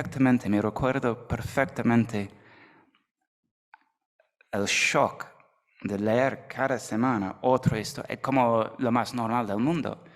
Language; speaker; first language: Spanish; non-native, fluent; English